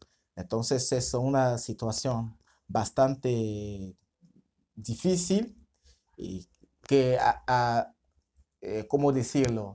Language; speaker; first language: Spanish; non-native, fluent; French